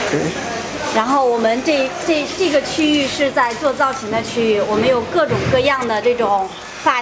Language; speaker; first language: Chinese; native; Chinese